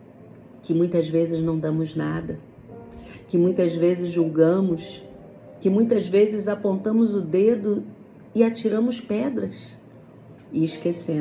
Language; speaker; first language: Portuguese; native; Portuguese